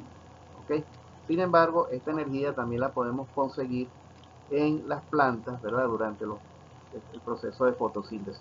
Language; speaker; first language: Spanish; native; Spanish